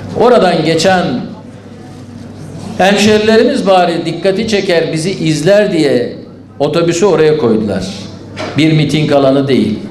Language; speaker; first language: Turkish; native; Turkish